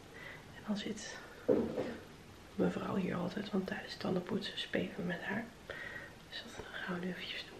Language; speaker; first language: Dutch; native; Dutch